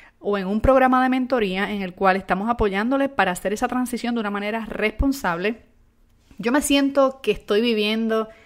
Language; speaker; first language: Spanish; native; Spanish